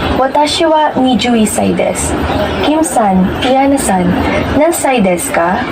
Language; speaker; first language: Japanese; non-native, learner; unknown